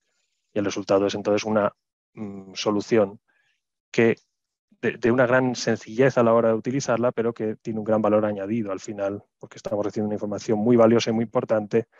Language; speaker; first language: Spanish; native; Spanish